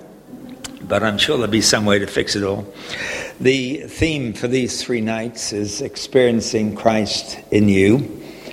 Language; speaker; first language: English; native; English